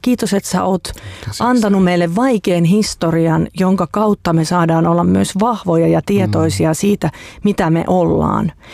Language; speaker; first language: Finnish; native; Finnish